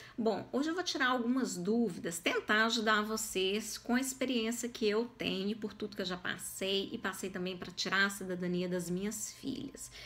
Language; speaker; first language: Portuguese; native; Portuguese